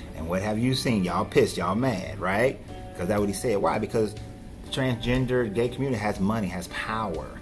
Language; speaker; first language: English; native; English